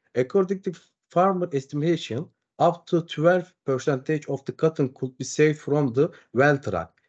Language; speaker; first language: English; non-native, learner; Turkish